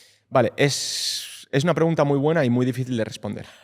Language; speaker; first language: Spanish; native; Spanish